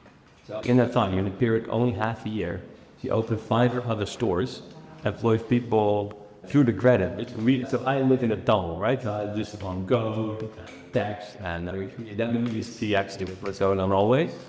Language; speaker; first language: English; non-native, fluent; Dutch